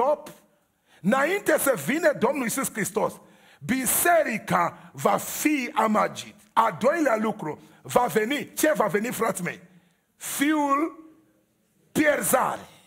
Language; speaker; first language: Romanian; non-native, learner; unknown